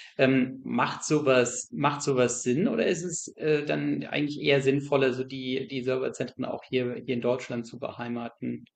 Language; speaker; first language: German; native; German